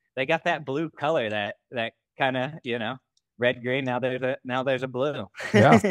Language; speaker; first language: English; native; English